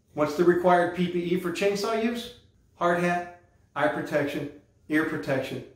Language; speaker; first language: English; native; English